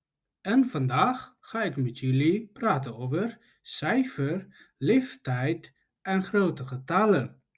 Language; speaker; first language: Dutch; non-native, learner; Tigrinya